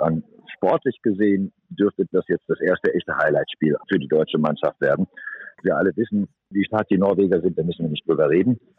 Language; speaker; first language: German; native; German